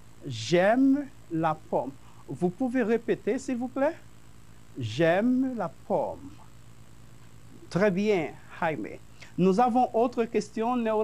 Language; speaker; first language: French; non-native, fluent; Spanish